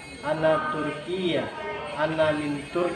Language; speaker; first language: Arabic; non-native, learner; Indonesian